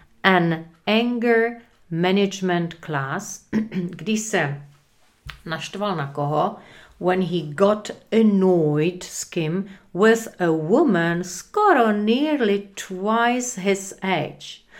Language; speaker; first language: English; non-native, fluent; Czech